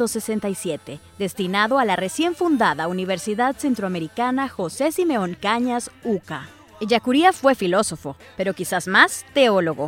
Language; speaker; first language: Spanish; native; Spanish